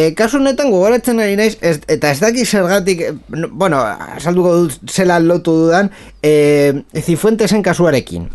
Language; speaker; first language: Basque; non-native, local second language; Spanish